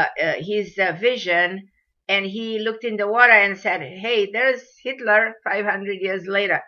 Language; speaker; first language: English; non-native, fluent; Romanian